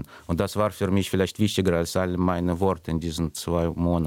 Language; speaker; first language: German; non-native, fluent; Russian